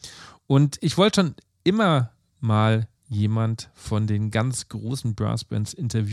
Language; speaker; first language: German; native; German